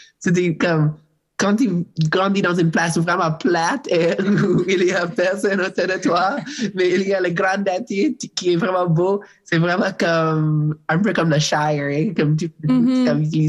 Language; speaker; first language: French; non-native, learner; English